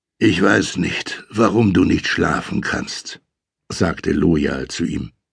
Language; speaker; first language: German; native; German